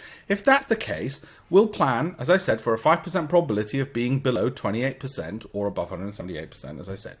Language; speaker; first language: English; native; English